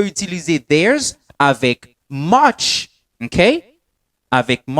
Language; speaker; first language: French; non-native, local second language; Haitian Creole